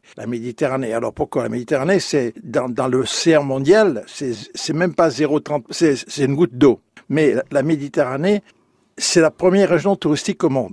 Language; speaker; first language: French; native; French